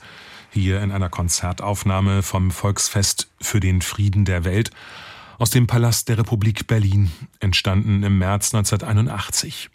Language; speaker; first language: German; native; German